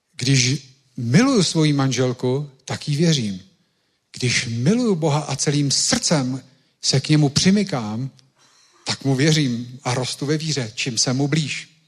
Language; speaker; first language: Czech; native; Czech